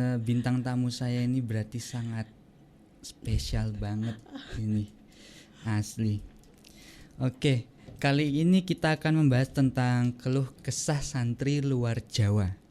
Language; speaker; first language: Indonesian; native; Indonesian